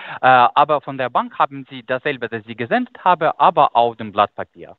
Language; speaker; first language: German; non-native, fluent; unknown